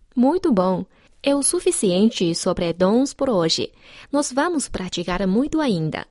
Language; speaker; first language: Portuguese; non-native, fluent; Chinese